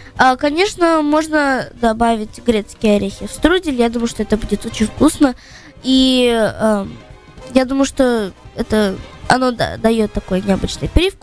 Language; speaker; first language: Russian; early bilingual, heritage; Russian